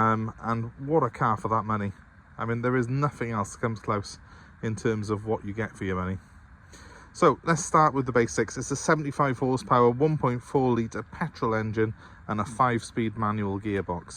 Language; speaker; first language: English; native; English